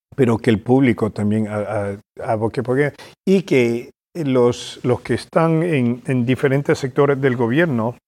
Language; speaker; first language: Spanish; early bilingual, heritage; Spanish